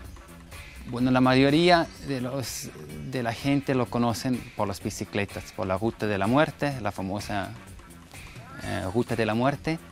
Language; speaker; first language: Spanish; non-native, fluent; German